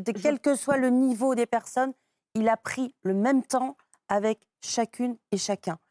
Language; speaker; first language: French; native; French